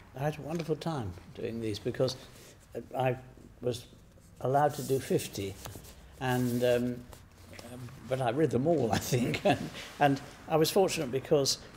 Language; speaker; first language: English; native; English